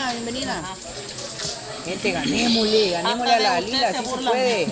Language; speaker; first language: Spanish; native; Spanish